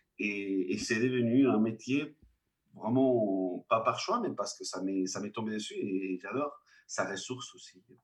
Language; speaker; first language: French; non-native, fluent; Spanish